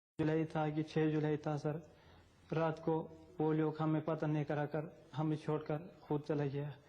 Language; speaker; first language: Urdu; non-native, local second language; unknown